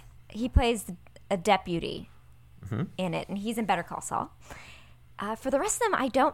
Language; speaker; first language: English; early bilingual, other home language; Persian